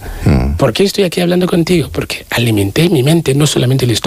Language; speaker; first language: Spanish; non-native, fluent; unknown